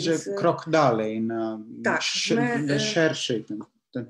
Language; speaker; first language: Polish; non-native, learner; Italian